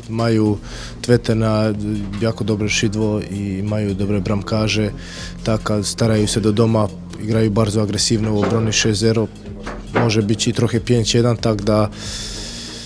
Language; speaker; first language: Polish; non-native, learner; Croatian